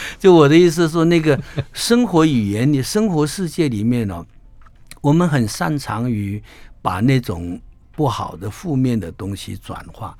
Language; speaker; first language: Chinese; non-native, local second language; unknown